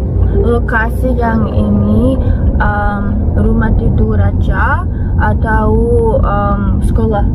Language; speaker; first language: Indonesian; non-native, learner; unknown